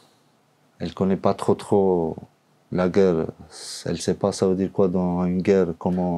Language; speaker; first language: French; non-native, learner; Albanian